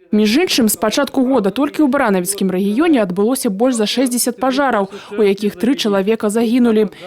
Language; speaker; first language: Belarusian; native; Belarusian